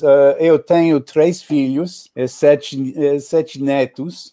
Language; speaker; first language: Portuguese; non-native, learner; English